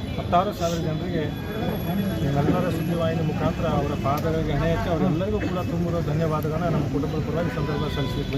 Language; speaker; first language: Kannada; native; Kannada